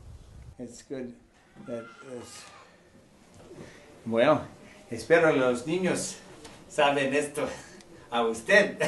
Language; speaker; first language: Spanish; non-native, learner; English